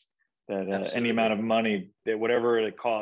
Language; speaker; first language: English; native; English